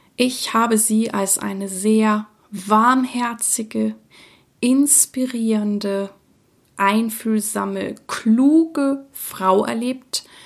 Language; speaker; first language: German; native; German